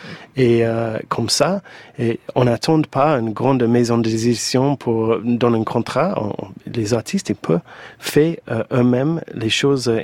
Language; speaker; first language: French; non-native, fluent; English